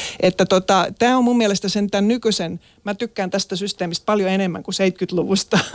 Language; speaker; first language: Finnish; native; Finnish